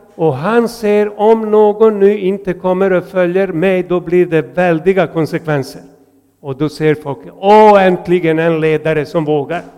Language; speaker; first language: Swedish; non-native, fluent; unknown